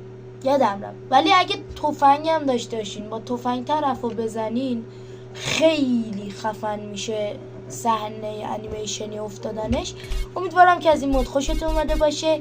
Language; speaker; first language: Persian; native; Persian